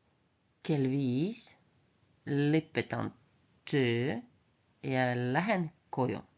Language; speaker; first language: Estonian; non-native, local second language; Russian